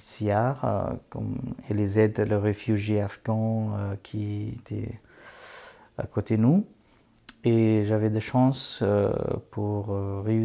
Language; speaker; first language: French; non-native, fluent; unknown